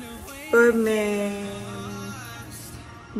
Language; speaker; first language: Italian; non-native, learner; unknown